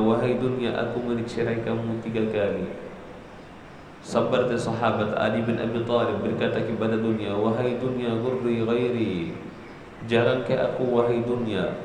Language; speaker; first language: Indonesian; non-native, learner; Arabic